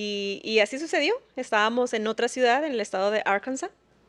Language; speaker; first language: Spanish; native; Spanish